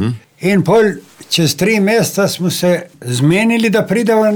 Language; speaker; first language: Slovenian; non-native, fluent; Albanian